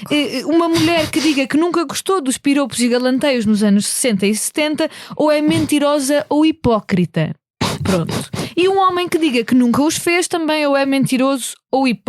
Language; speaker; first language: Portuguese; native; Portuguese